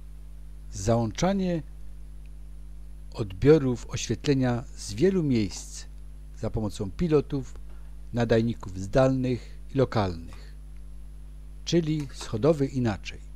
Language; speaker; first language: Polish; native; Polish